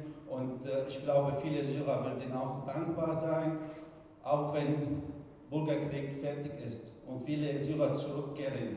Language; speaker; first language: German; non-native, fluent; Arabic